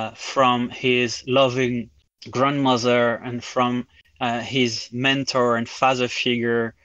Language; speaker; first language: English; non-native, fluent; French